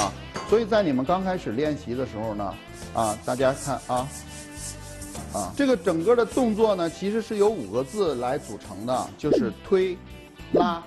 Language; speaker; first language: Chinese; native; Chinese